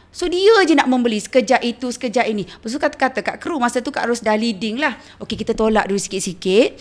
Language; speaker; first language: Malay; native; Malay